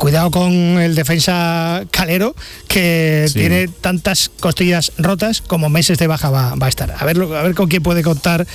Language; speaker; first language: Spanish; native; Spanish